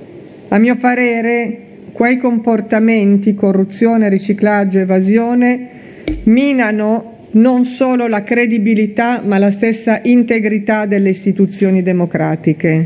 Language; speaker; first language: Italian; native; Italian